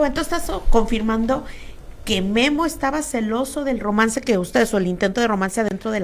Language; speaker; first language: Spanish; native; Spanish